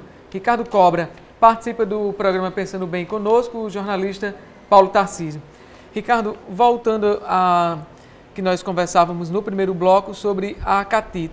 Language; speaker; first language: Portuguese; native; Portuguese